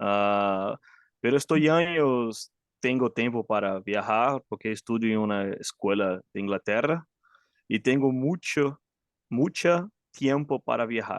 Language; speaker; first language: Spanish; non-native, learner; Portuguese